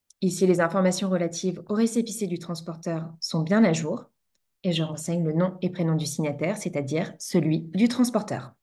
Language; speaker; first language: French; native; French